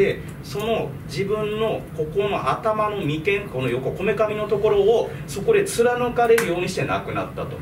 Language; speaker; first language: Japanese; native; Japanese